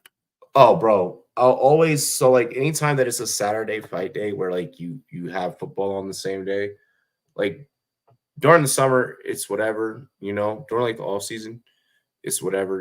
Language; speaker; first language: English; native; English